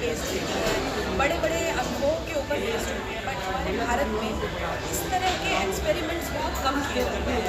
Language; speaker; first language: Hindi; native; Hindi